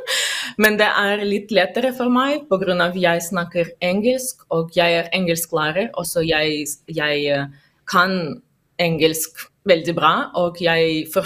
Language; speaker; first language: Norwegian; non-native, learner; Russian